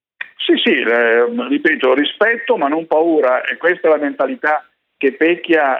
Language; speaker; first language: Italian; native; Italian